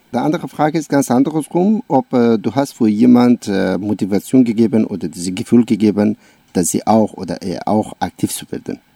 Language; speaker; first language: German; non-native, learner; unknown